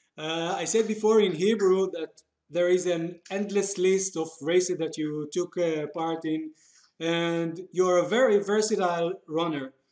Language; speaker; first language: English; non-native, fluent; Hebrew